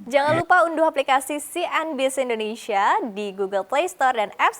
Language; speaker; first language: Indonesian; native; Indonesian